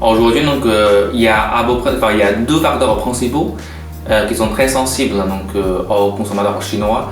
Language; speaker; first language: French; non-native, fluent; Chinese